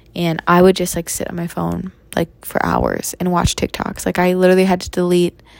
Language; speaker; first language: English; native; English